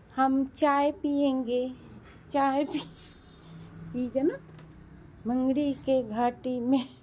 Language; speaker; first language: Hindi; non-native, local second language; Bangla